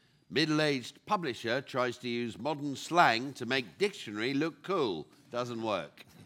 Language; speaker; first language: English; native; English